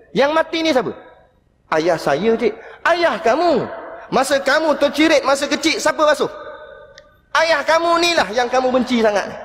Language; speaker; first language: Malay; native; Malay